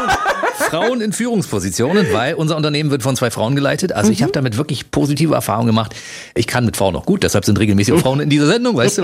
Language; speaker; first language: German; native; German